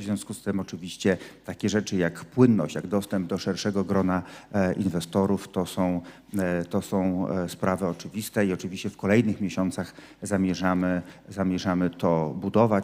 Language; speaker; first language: Polish; native; Polish